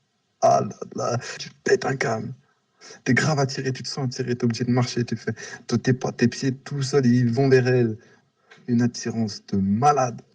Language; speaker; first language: French; native; French